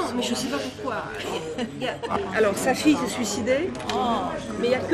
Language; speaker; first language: French; native; French